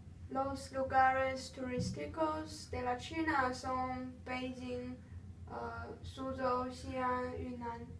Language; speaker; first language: Spanish; non-native, learner; Chinese